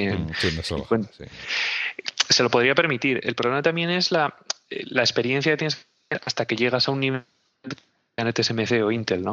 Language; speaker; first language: Spanish; native; Spanish